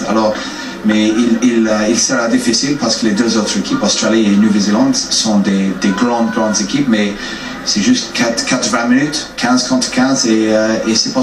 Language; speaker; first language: French; non-native, fluent; English